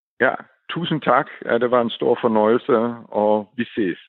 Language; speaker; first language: Danish; early bilingual, heritage; German